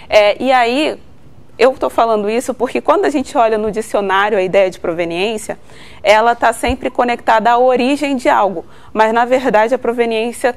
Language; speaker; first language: Portuguese; native; Portuguese